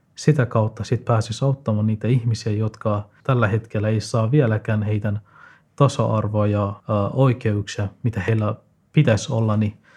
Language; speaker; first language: Finnish; non-native, fluent; Persian